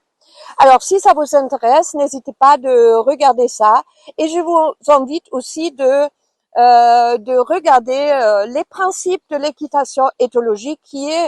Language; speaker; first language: French; non-native, fluent; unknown